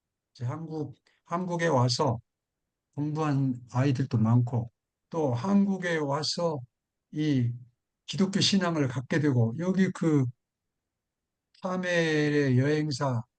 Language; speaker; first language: Korean; native; Korean